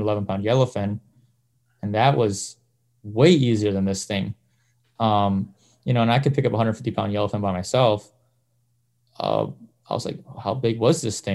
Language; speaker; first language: English; native; English